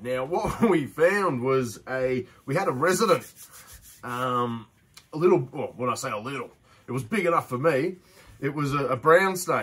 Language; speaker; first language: English; native; English